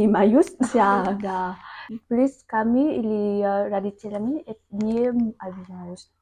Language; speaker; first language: Russian; non-native, learner; Vietnamese